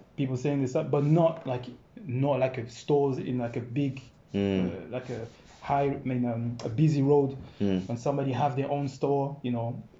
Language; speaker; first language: English; non-native, fluent; French